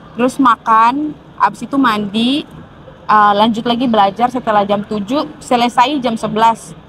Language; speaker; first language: Indonesian; native; Indonesian